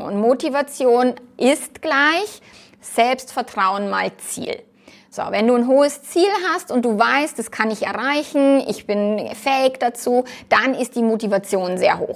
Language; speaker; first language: German; native; German